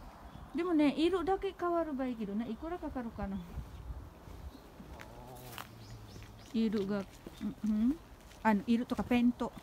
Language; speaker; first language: Japanese; non-native, learner; Filipino